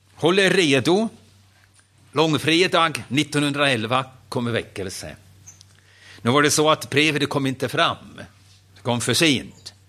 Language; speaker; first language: Swedish; non-native, fluent; German